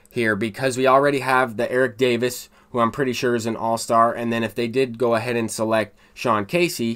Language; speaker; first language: English; native; English